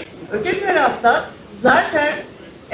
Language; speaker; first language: Turkish; native; Turkish